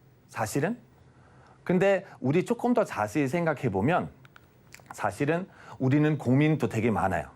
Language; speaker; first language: Korean; non-native, fluent; German